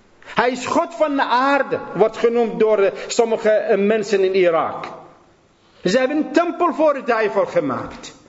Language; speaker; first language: Dutch; non-native, fluent; Assyrian Neo-Aramaic